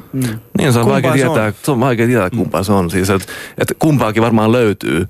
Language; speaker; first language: Finnish; early bilingual, heritage; Finnish